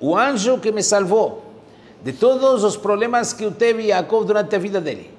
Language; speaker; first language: Portuguese; non-native, fluent; Spanish